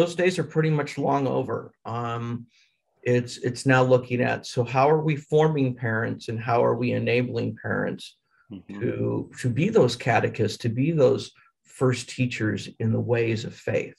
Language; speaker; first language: English; native; English